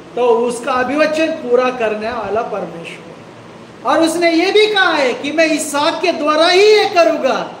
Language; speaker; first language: Hindi; non-native, local second language; Marathi